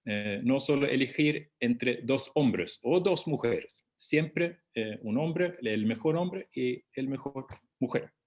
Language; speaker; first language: Spanish; non-native, fluent; Swedish